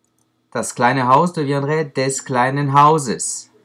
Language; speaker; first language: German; non-native, fluent; French